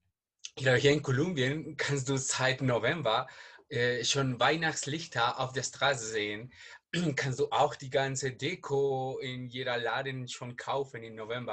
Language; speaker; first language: German; non-native, learner; Spanish